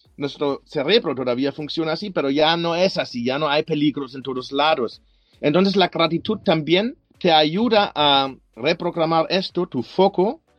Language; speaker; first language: Spanish; non-native, fluent; German